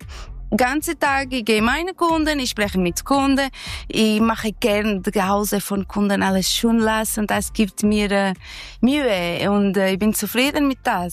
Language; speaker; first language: German; non-native, learner; Portuguese